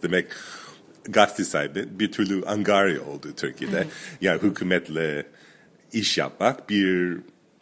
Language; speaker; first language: Turkish; non-native, fluent; English